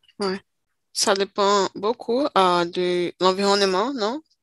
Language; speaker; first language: French; non-native, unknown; Portuguese